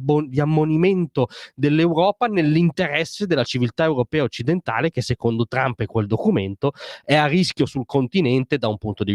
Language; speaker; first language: Italian; native; Italian